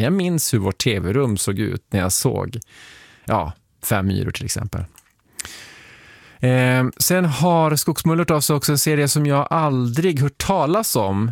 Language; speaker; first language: Swedish; native; Swedish